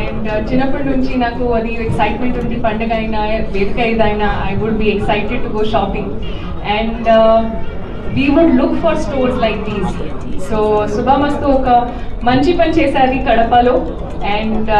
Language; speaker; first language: Telugu; non-native, learner; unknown